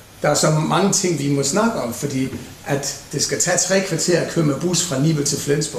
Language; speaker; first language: Danish; native; Danish